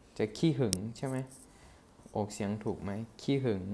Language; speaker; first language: Thai; non-native, fluent; Turkish